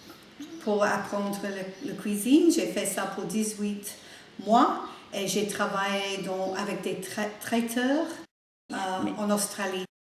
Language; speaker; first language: French; non-native, learner; English